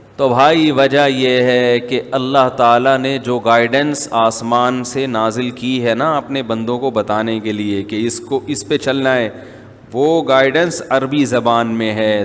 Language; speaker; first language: Urdu; native; Urdu